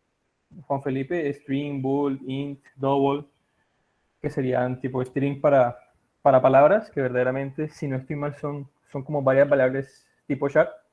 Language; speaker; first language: Spanish; native; Spanish